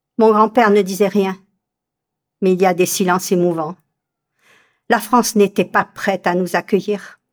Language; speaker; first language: French; native; French